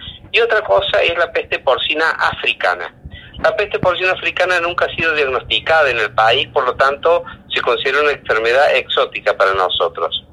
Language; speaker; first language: Spanish; native; Spanish